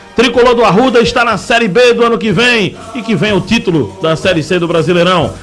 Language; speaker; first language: Portuguese; native; Portuguese